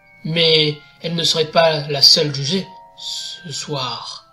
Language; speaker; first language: French; native; French